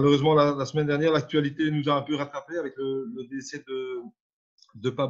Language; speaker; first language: French; native; French